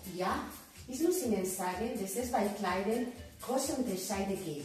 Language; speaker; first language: German; non-native, learner; Spanish